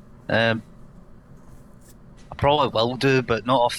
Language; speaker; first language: English; native; English